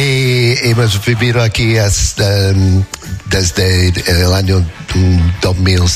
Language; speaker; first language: Spanish; non-native, learner; English